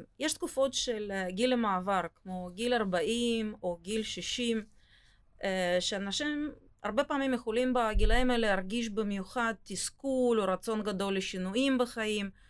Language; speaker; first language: Hebrew; non-native, fluent; Russian